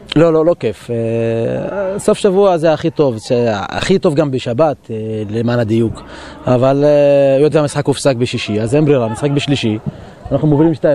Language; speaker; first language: Hebrew; non-native, local second language; Arabic